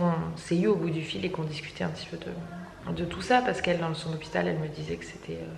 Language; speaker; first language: French; native; French